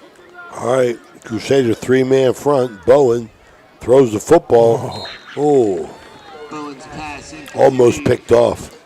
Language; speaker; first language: English; native; English